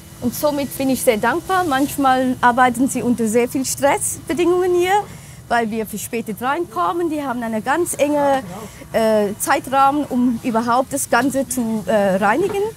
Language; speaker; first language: German; non-native, fluent; English